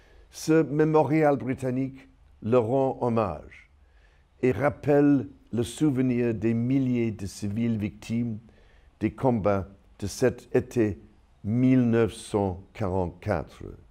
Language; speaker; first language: French; non-native, fluent; English